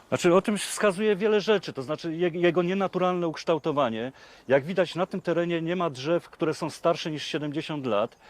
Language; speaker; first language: Polish; native; Polish